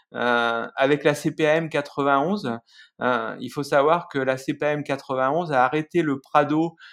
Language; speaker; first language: French; native; French